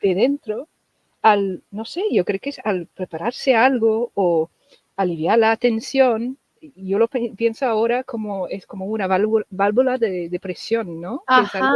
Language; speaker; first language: Spanish; non-native, fluent; English